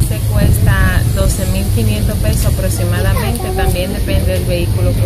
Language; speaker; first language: Spanish; native; Spanish